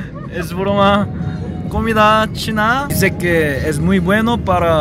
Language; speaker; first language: Spanish; non-native, learner; Korean